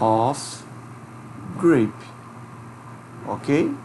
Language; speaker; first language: English; non-native, fluent; Portuguese